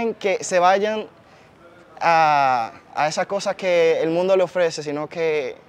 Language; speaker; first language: Spanish; native; Spanish